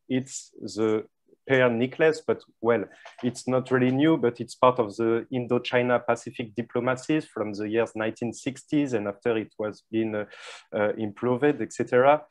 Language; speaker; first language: English; non-native, fluent; French